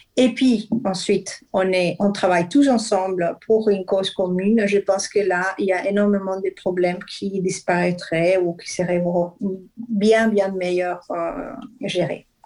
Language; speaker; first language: French; non-native, fluent; Spanish